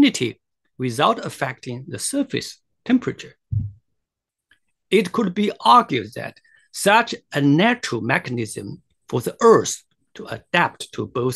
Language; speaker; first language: English; non-native, fluent; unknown